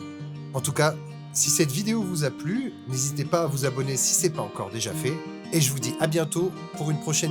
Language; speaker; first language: French; native; French